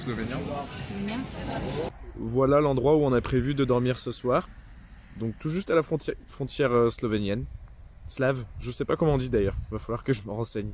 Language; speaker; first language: French; native; French